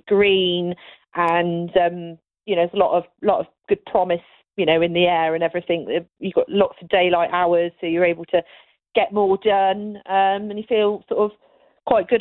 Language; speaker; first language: English; native; English